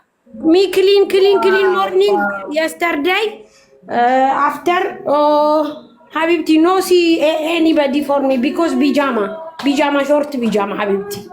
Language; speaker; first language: English; non-native, learner; Amharic